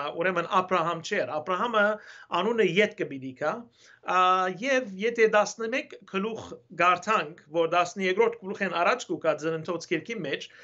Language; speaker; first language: Armenian; early bilingual, heritage; Armenian